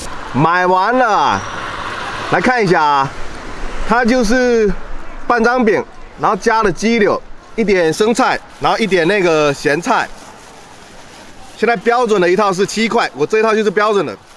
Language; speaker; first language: Chinese; native; Chinese